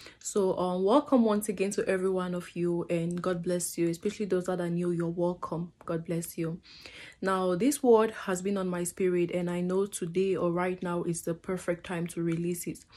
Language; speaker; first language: English; non-native, fluent; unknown